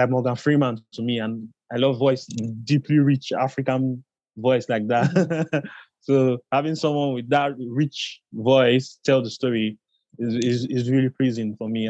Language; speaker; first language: English; non-native, local second language; Igbo